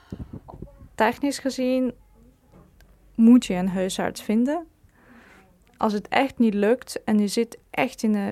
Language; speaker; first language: Dutch; non-native, fluent; Ukrainian